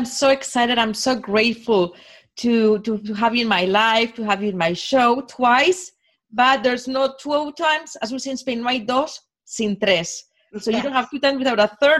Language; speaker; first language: English; non-native, fluent; Spanish